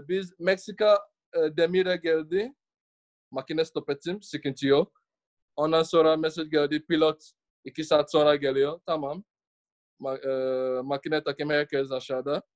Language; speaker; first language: Turkish; non-native, learner; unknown